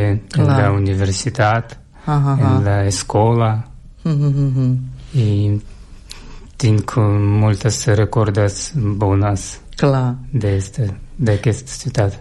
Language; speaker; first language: Catalan; non-native, learner; Russian